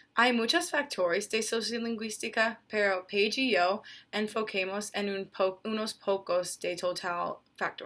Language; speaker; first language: Spanish; non-native, learner; English